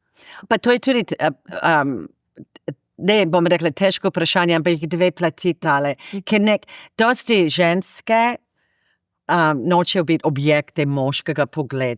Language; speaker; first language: Slovenian; non-native, fluent; English